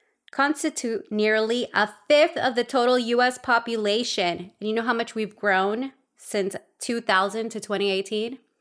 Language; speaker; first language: English; early bilingual, other home language; Spanish